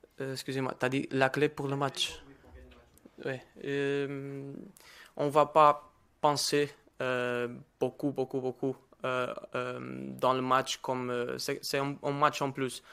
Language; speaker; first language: French; non-native, learner; Portuguese